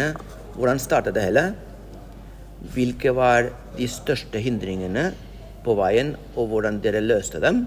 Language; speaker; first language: Norwegian; non-native, fluent; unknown